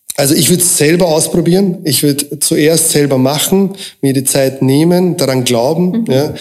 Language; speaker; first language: German; early bilingual, other home language; Croatian